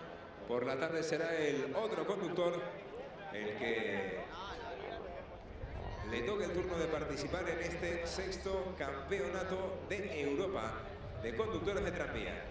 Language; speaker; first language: Spanish; native; Spanish